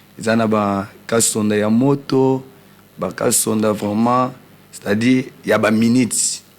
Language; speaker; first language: Lingala; non-native, local second language; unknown